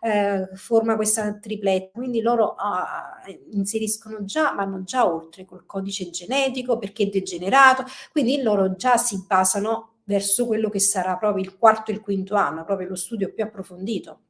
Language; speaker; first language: Italian; native; Italian